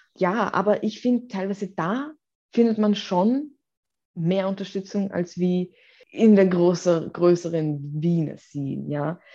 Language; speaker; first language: German; native; German